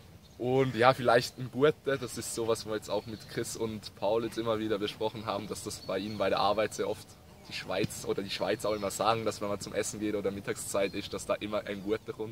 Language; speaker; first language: German; native; German